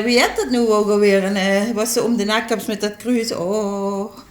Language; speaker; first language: Dutch; native; Dutch